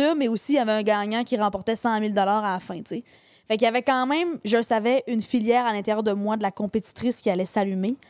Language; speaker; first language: French; native; French